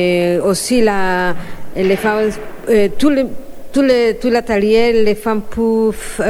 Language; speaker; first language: French; non-native, fluent; Spanish